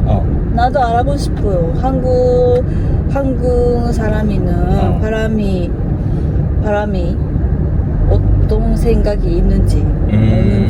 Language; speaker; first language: Korean; non-native, learner; Japanese